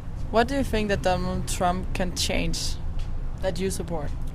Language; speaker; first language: English; non-native, fluent; Danish